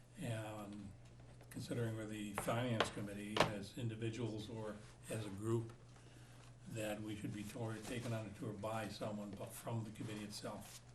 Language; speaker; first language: English; native; English